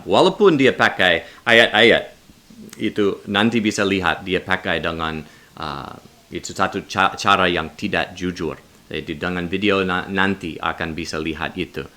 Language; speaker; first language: Indonesian; non-native, learner; English